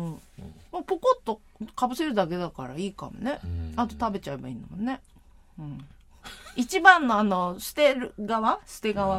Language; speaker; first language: Japanese; native; Japanese